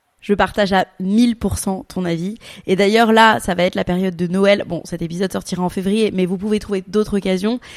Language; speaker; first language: French; native; French